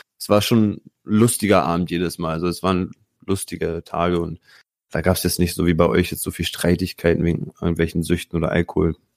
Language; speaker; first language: German; early bilingual, other home language; Italian